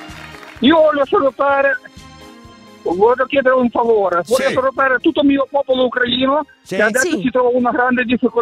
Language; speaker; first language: Italian; non-native, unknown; Ukrainian